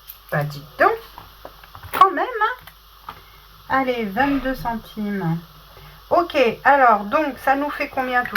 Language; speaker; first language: French; native; French